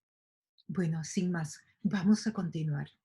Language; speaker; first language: Spanish; native; Spanish